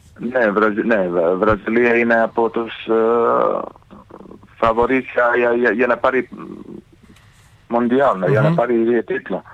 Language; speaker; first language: Greek; non-native, fluent; Serbian